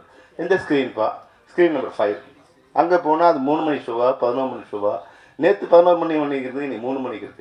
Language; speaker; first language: Tamil; native; Tamil